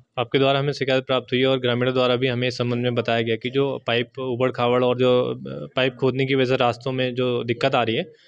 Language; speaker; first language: Hindi; native; Hindi